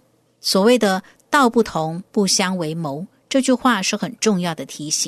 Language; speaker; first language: Chinese; native; Chinese